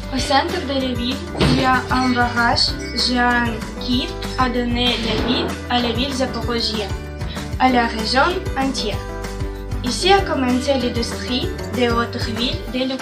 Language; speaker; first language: French; non-native, learner; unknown